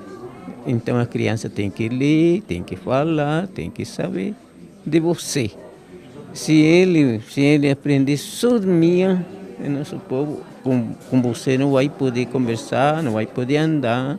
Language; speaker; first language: Portuguese; non-native, local second language; Guarani